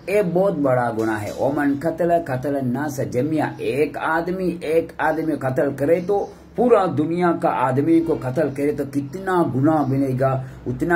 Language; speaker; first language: Hindi; non-native, learner; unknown